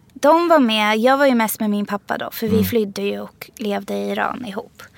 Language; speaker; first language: Swedish; early bilingual, other home language; Persian